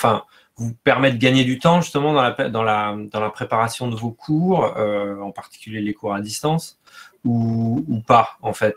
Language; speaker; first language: French; native; French